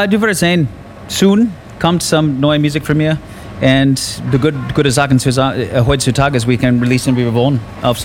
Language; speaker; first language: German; non-native, learner; English